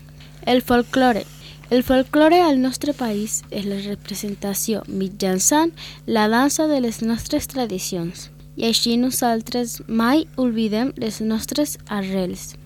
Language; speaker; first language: Catalan; early bilingual, other home language; Spanish